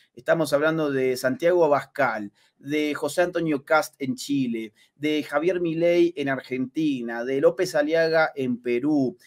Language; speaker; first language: Spanish; native; Spanish